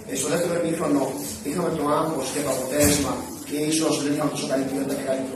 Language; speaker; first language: Greek; native; Greek